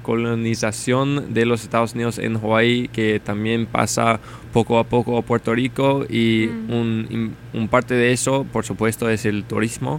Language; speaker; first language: Spanish; non-native, learner; English